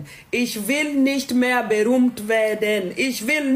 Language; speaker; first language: German; non-native, learner; Swahili